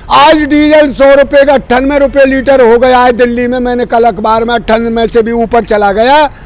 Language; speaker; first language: Hindi; native; Hindi